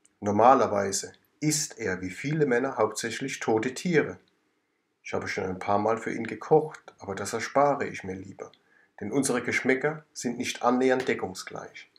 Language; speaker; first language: German; native; German